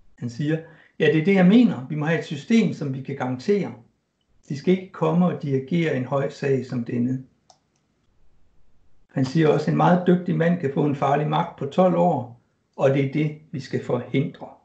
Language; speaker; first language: Danish; native; Danish